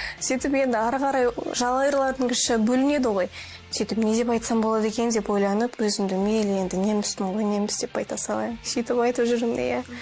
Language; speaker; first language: Kazakh; non-native, local second language; Russian